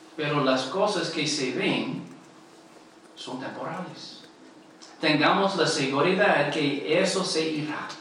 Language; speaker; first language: Spanish; non-native, learner; English